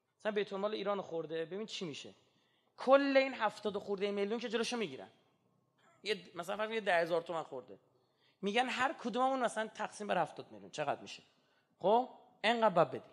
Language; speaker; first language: Persian; native; Persian